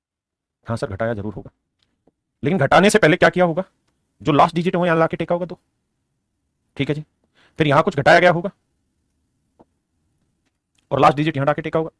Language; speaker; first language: Hindi; native; Hindi